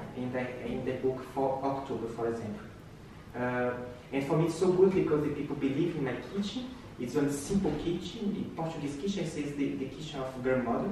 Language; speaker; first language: English; non-native, learner; Portuguese